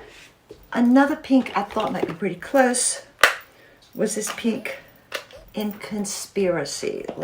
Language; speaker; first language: English; native; English